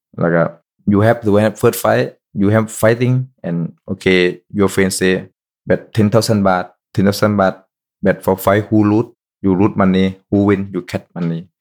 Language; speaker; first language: English; non-native, learner; Thai